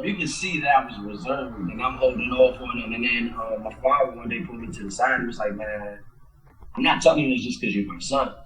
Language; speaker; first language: English; native; English